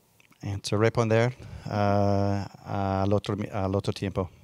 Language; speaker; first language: Spanish; non-native, learner; English